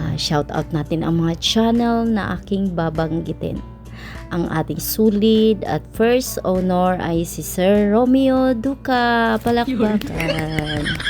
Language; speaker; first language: Filipino; non-native, local second language; Cebuano